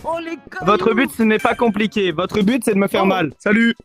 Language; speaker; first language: French; native; French